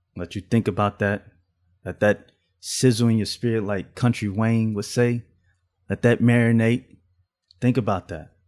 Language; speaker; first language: English; native; English